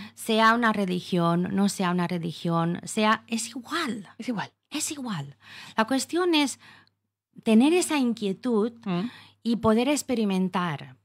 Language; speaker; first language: Spanish; native; Spanish